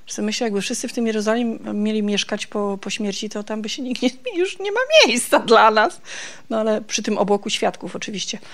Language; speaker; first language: Polish; native; Polish